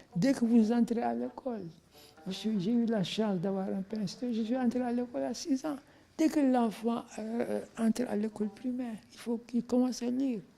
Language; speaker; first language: French; non-native, local second language; Wolof